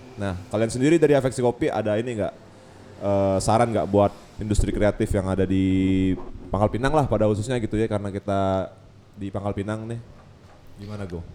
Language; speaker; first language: Indonesian; native; Indonesian